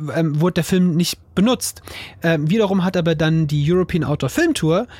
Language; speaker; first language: German; native; German